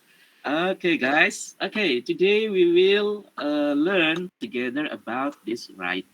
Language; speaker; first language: English; non-native, learner; Indonesian